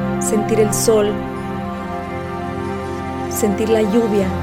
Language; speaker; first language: Spanish; native; Spanish